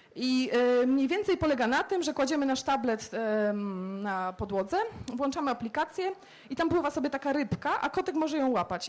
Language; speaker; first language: Polish; native; Polish